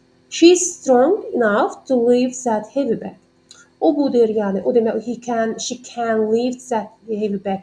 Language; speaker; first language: English; non-native, fluent; Azerbaijani